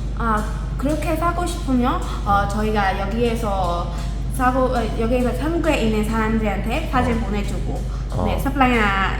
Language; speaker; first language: Korean; non-native, learner; Burmese